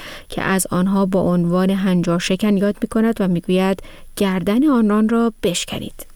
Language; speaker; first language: Persian; native; Persian